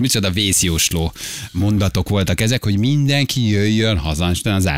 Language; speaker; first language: Hungarian; native; Hungarian